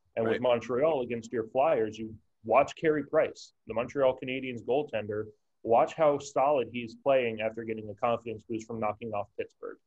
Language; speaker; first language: English; native; English